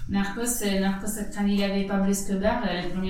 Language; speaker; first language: French; non-native, fluent; Spanish